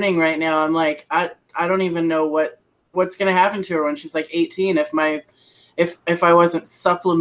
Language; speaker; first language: English; native; English